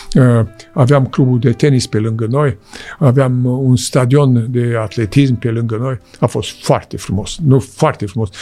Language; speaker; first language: Romanian; early bilingual, heritage; Romanian